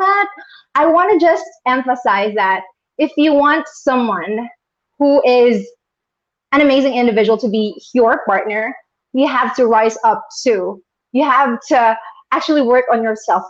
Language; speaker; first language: English; non-native, local second language; Bikol